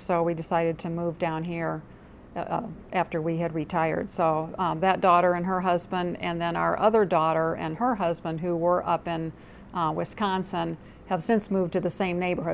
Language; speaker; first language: English; native; English